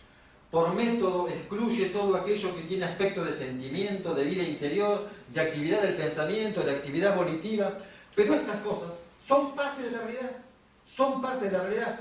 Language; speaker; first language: Spanish; native; Spanish